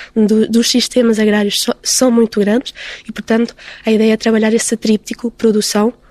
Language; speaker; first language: Portuguese; early bilingual, heritage; Portuguese